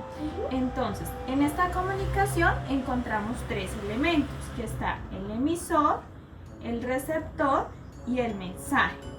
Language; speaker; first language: Spanish; native; Spanish